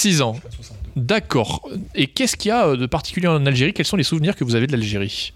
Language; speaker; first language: French; native; French